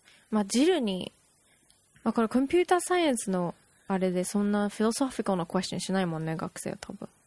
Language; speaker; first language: Japanese; early bilingual, heritage; Japanese